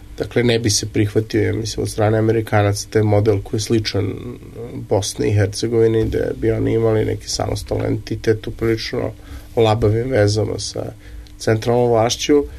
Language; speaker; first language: Serbian; native; Serbian